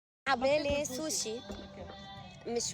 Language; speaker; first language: Arabic; native; Arabic